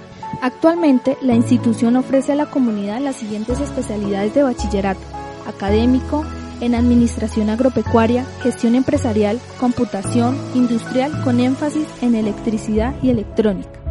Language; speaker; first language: Spanish; native; Spanish